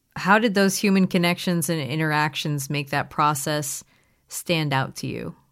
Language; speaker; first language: English; native; English